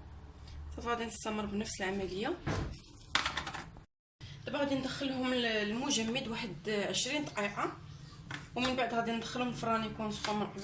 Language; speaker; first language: Arabic; native; Arabic